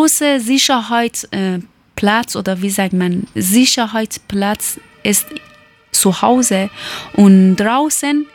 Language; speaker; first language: German; non-native, learner; Persian